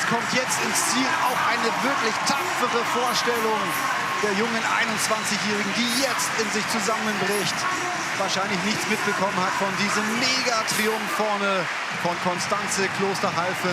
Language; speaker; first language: German; native; German